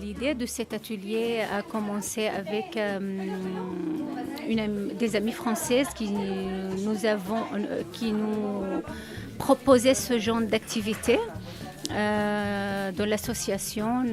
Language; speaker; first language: French; non-native, fluent; Arabic